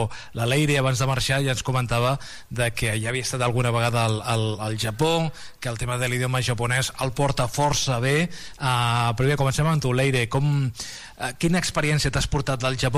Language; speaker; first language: Catalan; native; Catalan